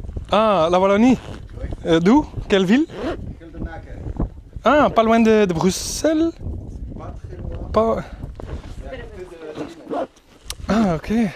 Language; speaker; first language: French; non-native, local second language; Dutch